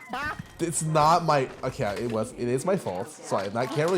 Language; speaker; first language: English; native; English